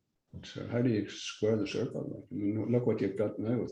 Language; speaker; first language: English; native; English